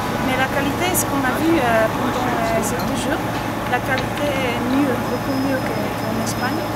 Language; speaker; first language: French; non-native, fluent; Polish